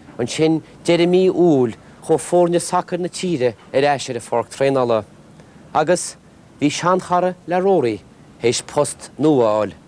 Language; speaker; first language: Irish; native; Irish